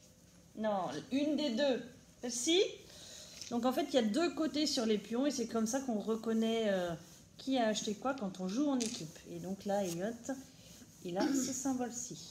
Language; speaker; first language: French; native; French